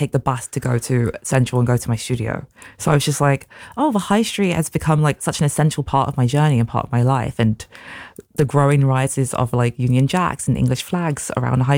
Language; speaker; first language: English; native; English